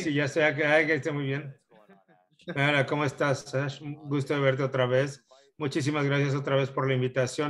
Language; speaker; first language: Spanish; early bilingual, heritage; Spanish